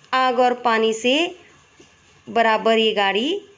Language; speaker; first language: Hindi; non-native, local second language; Marathi